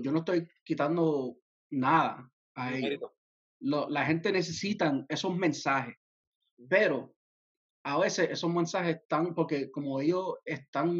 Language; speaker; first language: Spanish; early bilingual, heritage; Spanish